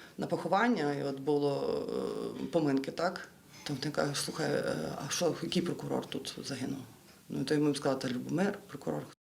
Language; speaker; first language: Ukrainian; native; Ukrainian